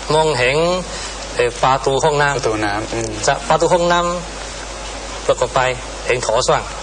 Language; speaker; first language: Thai; non-native, learner; Chinese